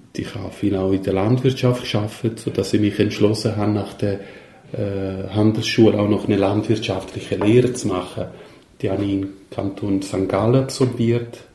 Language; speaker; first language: German; non-native, local second language; Italian